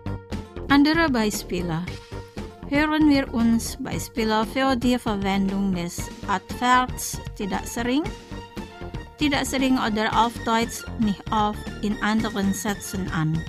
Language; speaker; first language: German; non-native, fluent; Indonesian